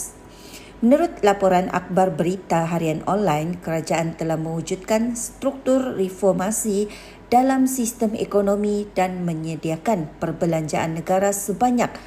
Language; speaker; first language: Malay; native; Malay